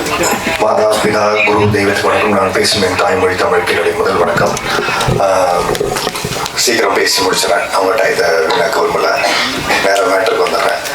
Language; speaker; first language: Tamil; native; Tamil